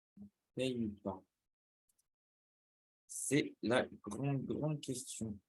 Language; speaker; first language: French; native; French